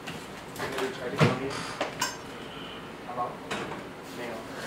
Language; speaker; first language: Chinese; non-native, fluent; English